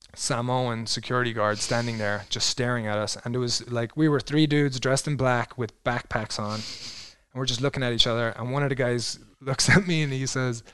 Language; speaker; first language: English; native; English